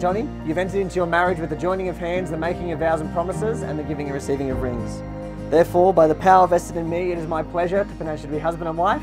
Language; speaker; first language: English; native; English